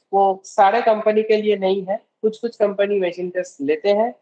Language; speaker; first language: Hindi; non-native, local second language; Bangla